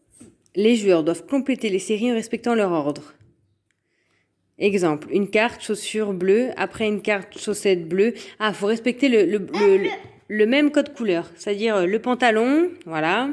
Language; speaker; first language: French; native; French